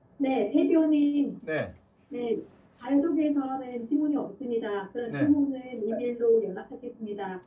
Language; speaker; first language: Korean; non-native, fluent; Vietnamese